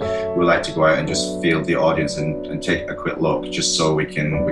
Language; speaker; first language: English; native; English